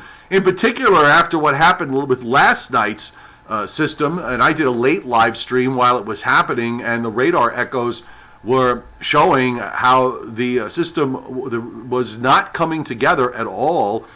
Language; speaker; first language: English; native; English